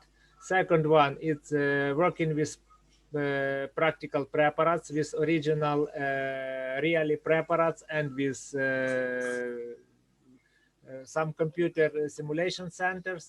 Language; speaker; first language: English; non-native, learner; Ukrainian